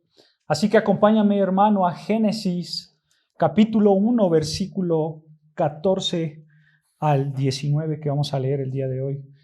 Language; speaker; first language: Spanish; native; Spanish